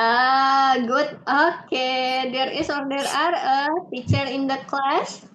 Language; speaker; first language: English; non-native, fluent; Indonesian